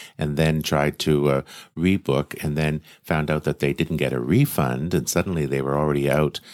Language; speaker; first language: English; native; English